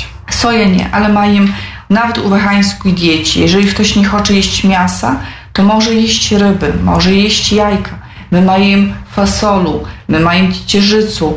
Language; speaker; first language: Polish; non-native, local second language; Belarusian